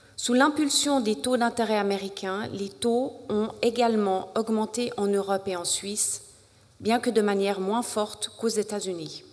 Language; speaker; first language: French; native; French